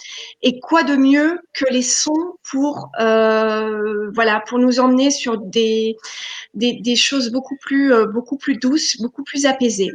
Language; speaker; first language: French; native; French